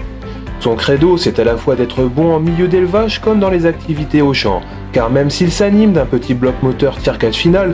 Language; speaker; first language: French; native; French